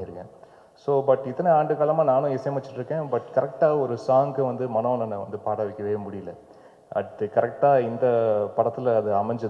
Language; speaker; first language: Tamil; native; Tamil